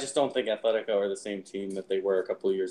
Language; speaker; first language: English; native; English